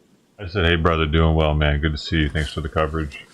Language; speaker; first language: English; native; English